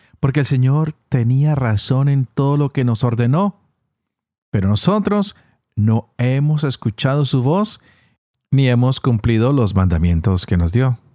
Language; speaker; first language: Spanish; native; Spanish